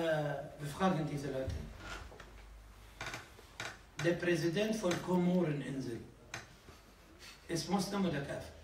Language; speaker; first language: German; non-native, fluent; Arabic